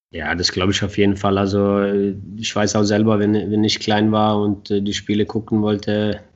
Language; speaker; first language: German; non-native, fluent; Swedish